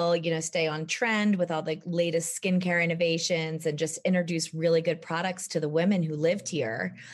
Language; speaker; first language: English; native; English